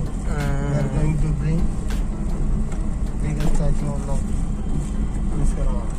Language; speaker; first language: English; non-native, learner; Hindi